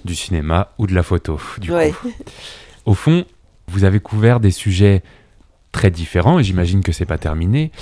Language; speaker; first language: French; native; French